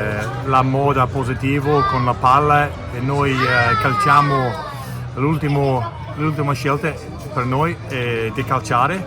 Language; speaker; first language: Italian; non-native, learner; English